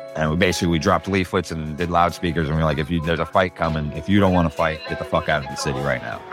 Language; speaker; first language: English; early bilingual, other home language; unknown